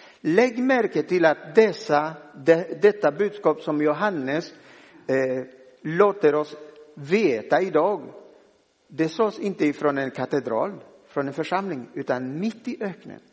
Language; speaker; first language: Swedish; non-native, fluent; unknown